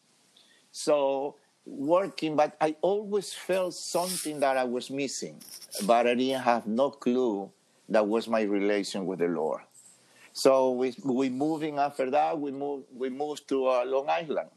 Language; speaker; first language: English; non-native, fluent; Spanish